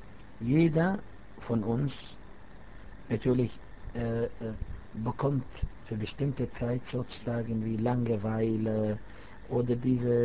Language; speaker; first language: German; non-native, fluent; Arabic